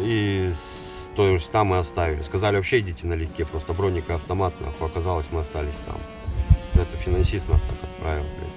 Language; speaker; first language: Russian; native; Russian